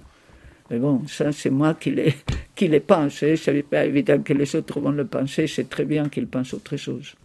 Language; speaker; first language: French; non-native, fluent; Spanish